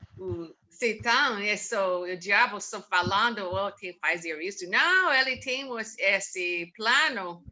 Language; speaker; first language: Portuguese; non-native, learner; English